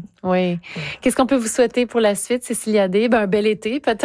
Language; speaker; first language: French; native; French